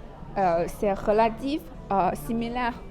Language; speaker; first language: French; non-native, fluent; Chinese